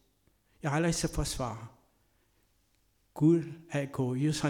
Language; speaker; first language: Danish; non-native, fluent; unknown